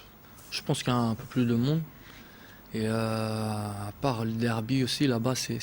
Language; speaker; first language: French; non-native, fluent; Portuguese